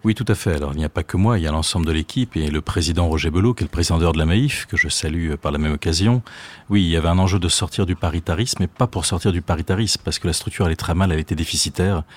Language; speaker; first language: French; native; French